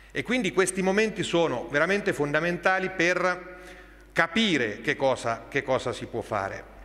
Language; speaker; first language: Italian; native; Italian